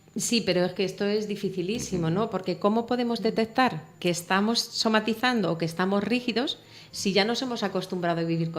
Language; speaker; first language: Spanish; native; Spanish